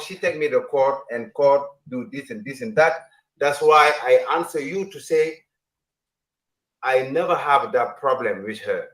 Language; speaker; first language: English; non-native, learner; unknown